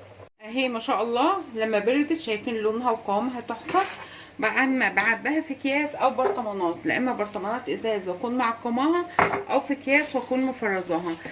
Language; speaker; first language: Arabic; native; Arabic